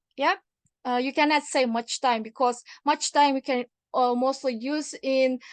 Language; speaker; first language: English; non-native, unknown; Kazakh